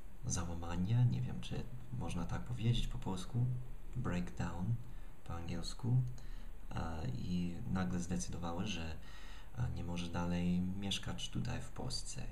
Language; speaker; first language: Polish; non-native, fluent; English